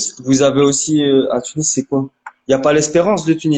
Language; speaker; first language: French; native; French